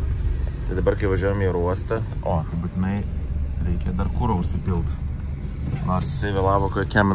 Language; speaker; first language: Lithuanian; native; Lithuanian